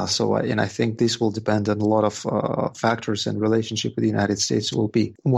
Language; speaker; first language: English; non-native, fluent; Russian